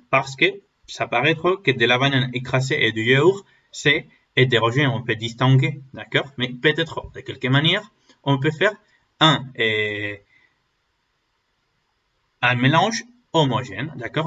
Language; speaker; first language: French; non-native, learner; Spanish